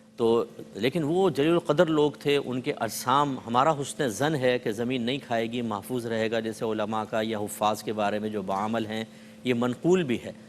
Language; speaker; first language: Urdu; native; Urdu